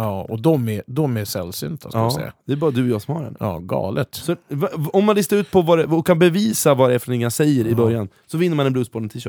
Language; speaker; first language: Swedish; native; Swedish